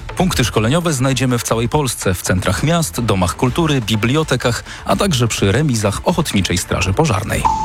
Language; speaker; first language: Polish; native; Polish